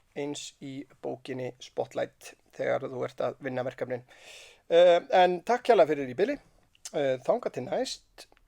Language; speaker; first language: Icelandic; native; Icelandic